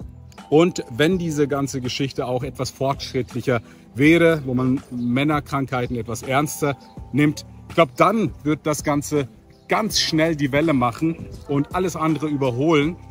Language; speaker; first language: German; native; German